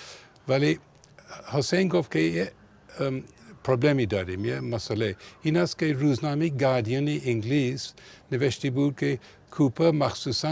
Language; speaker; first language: Persian; non-native, fluent; English